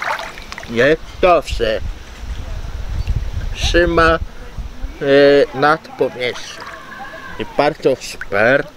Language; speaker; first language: Polish; non-native, learner; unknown